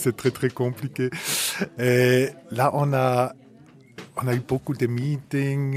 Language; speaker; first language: French; non-native, fluent; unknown